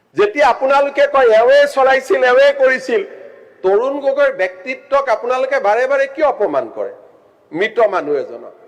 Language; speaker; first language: Assamese; native; Assamese